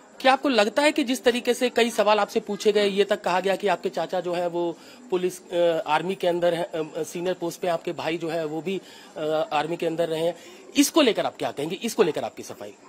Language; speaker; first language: Hindi; native; Hindi